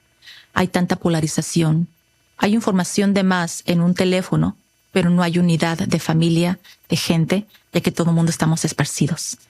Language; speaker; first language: Spanish; native; Spanish